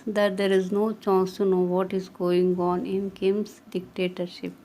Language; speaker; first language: English; non-native, local second language; Telugu